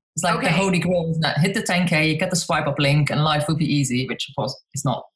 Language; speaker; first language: English; non-native, fluent; Dutch